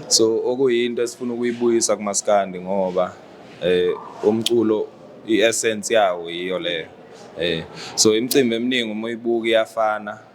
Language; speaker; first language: Zulu; native; Zulu